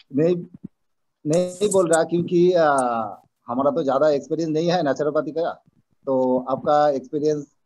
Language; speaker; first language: Hindi; non-native, local second language; Bangla